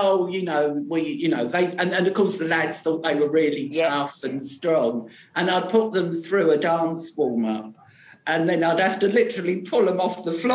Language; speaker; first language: English; non-native, local second language; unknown